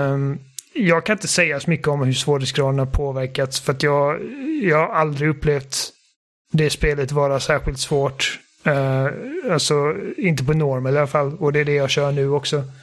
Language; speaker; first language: Swedish; native; Swedish